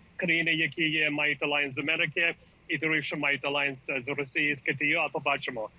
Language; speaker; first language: Ukrainian; early bilingual, heritage; English